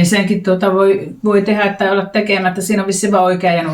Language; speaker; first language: Finnish; native; Finnish